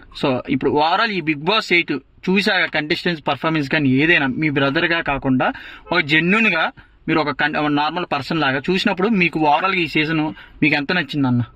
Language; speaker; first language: Telugu; native; Telugu